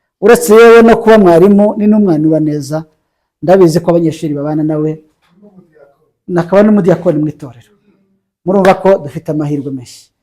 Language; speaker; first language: Kinyarwanda; native; Kinyarwanda